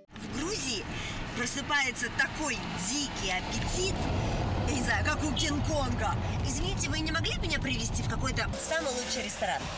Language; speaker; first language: Russian; native; Russian